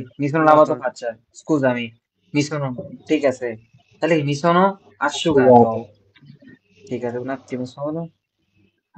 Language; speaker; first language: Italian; non-native, fluent; Bangla